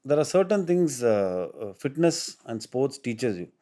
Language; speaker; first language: English; non-native, local second language; Tamil